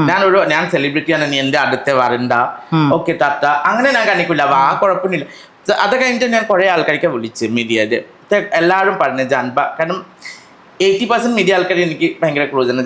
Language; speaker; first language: Malayalam; non-native, fluent; Assamese